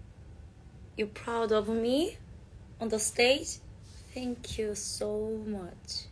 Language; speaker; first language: English; non-native, learner; Korean